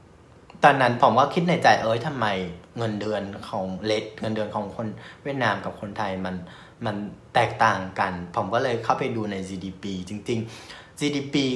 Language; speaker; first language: Thai; non-native, fluent; Vietnamese